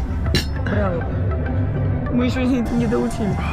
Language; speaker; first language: Russian; native; Russian